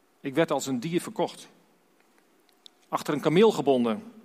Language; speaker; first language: Dutch; native; Dutch